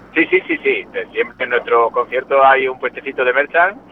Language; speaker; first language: Spanish; native; Spanish